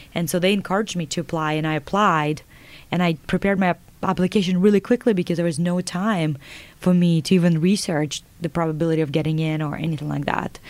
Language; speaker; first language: English; non-native, fluent; Russian